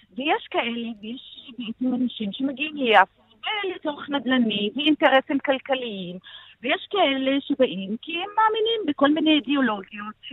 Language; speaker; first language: Hebrew; non-native, local second language; Arabic